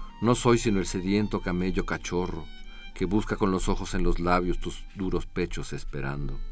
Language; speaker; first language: Spanish; native; Spanish